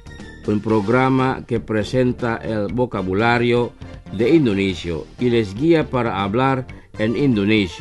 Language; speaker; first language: Spanish; non-native, fluent; Indonesian